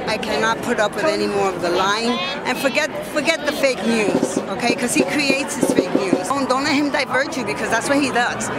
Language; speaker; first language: English; native; English